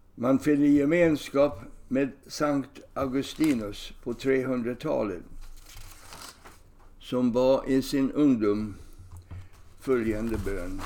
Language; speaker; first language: Swedish; non-native, fluent; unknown